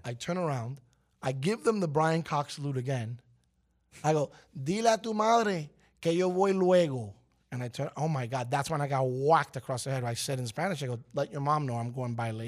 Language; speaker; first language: English; early bilingual, other home language; Spanish